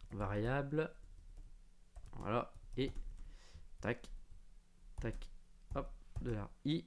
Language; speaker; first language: French; native; French